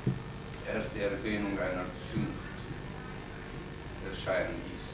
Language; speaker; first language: German; non-native, fluent; Romanian